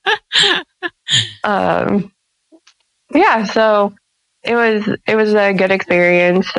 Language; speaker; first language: English; native; English